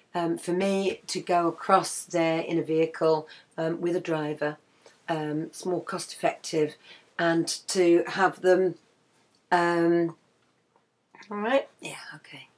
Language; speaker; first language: English; native; English